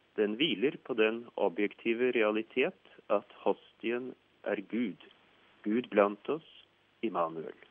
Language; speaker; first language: Norwegian; native; Norwegian